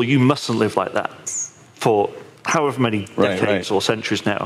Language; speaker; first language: English; native; English